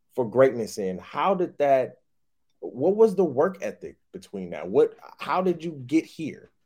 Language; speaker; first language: English; native; English